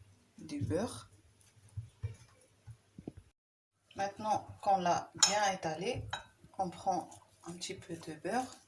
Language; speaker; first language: French; non-native, local second language; Arabic